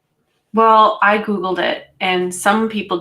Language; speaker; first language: English; native; English